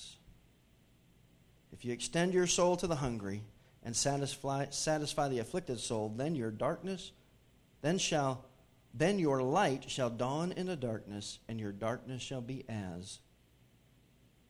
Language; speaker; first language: English; native; English